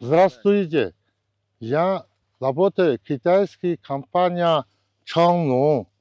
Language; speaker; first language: Russian; non-native, learner; Chinese